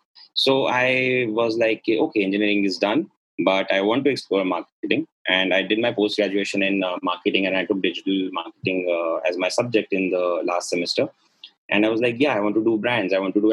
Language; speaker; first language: English; non-native, local second language; Gujarati